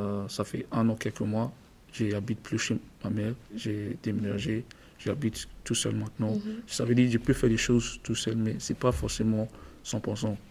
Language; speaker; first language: French; non-native, learner; English